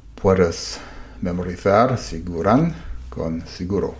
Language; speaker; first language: Spanish; non-native, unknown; German